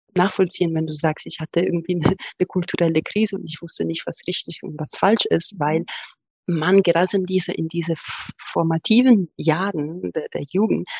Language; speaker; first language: German; non-native, fluent; Italian